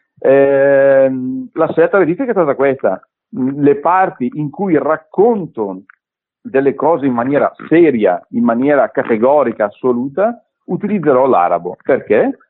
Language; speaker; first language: Italian; early bilingual, other home language; Arabic